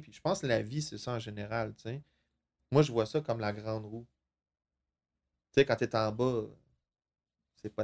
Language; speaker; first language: French; native; French